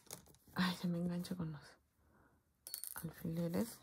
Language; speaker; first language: Spanish; native; Spanish